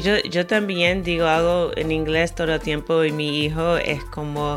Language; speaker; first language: Spanish; non-native, fluent; English